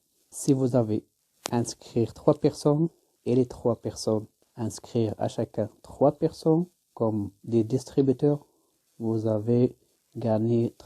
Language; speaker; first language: French; non-native, learner; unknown